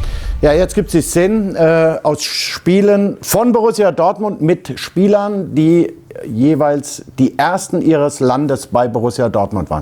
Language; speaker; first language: German; native; German